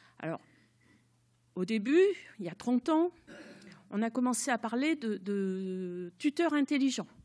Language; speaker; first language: French; native; French